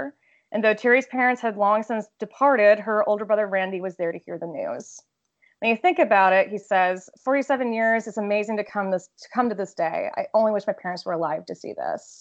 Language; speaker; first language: English; native; English